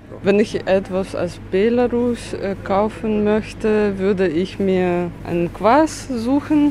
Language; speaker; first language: German; non-native, fluent; Russian